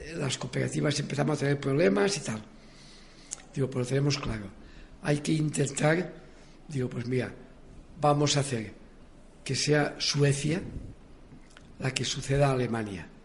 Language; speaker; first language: Spanish; non-native, local second language; Catalan